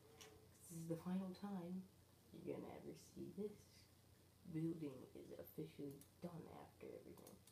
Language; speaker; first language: English; native; English